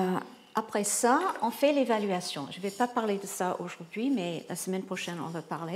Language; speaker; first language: French; non-native, fluent; English